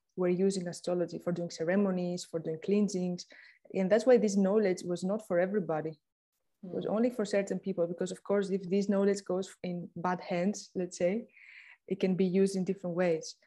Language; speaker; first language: English; non-native, fluent; Greek